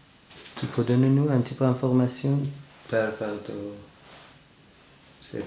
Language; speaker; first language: French; non-native, learner; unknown